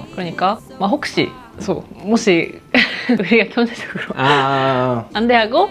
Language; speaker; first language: Korean; non-native, fluent; Japanese